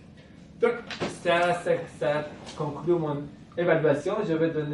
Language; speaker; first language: French; non-native, fluent; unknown